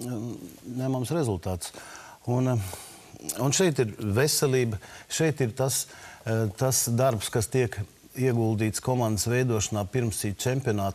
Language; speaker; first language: Latvian; native; Latvian